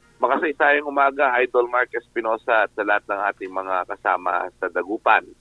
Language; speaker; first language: Filipino; native; Filipino